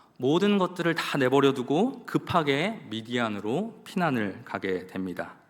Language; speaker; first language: Korean; native; Korean